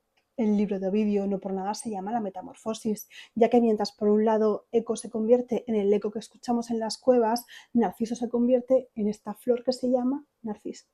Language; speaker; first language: Spanish; native; Spanish